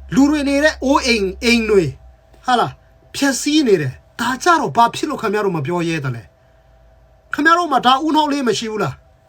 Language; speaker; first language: Burmese; non-native, local second language; Tedim Chin